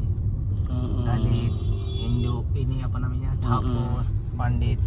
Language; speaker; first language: Indonesian; non-native, learner; Hindi